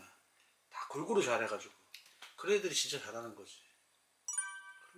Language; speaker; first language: Korean; native; Korean